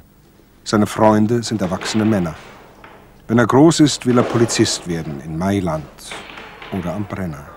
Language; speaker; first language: German; native; German